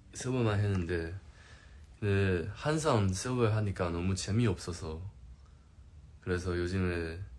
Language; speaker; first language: Korean; non-native, fluent; Chinese